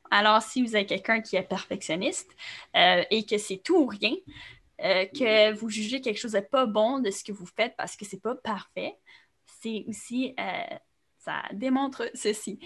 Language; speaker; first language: French; native; French